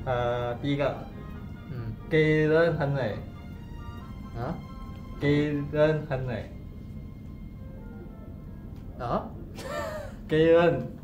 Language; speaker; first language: Chinese; non-native, learner; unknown